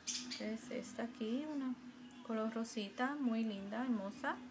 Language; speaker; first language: Spanish; early bilingual, heritage; Spanish